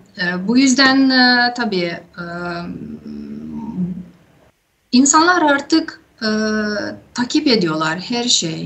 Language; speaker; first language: Turkish; non-native, fluent; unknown